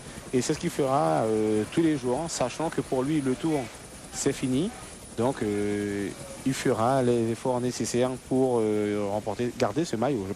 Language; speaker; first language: French; native; French